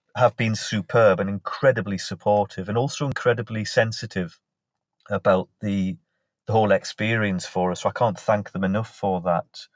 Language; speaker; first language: English; native; English